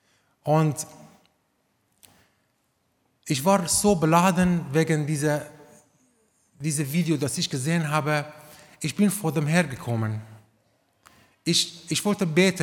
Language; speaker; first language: German; non-native, learner; Romanian